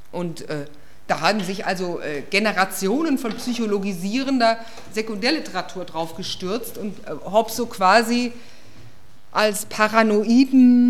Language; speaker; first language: German; native; German